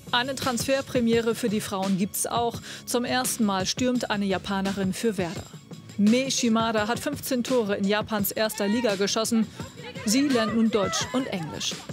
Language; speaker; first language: German; native; German